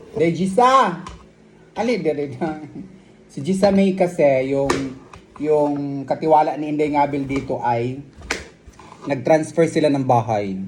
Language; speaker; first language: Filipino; non-native, local second language; Cebuano